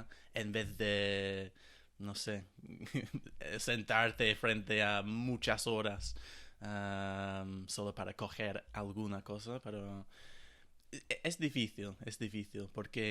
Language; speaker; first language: Spanish; non-native, fluent; English